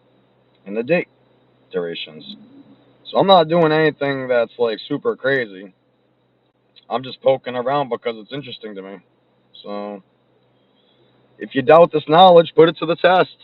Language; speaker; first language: English; native; English